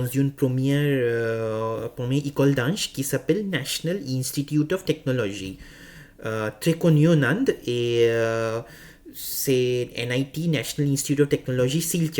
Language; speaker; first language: French; non-native, learner; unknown